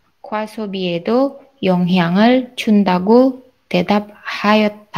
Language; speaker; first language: Korean; non-native, learner; Indonesian